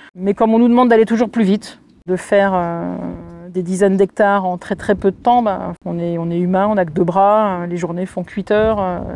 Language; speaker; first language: French; native; French